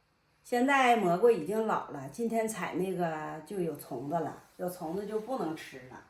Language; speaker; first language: Chinese; native; Chinese